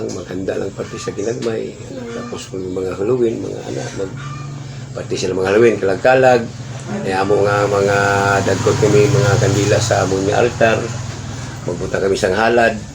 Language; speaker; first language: Cebuano; non-native, local second language; Hiligaynon